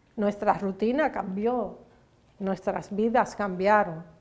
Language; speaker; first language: Spanish; early bilingual, heritage; Spanish